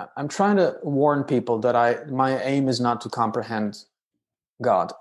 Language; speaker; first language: English; non-native, fluent; Romanian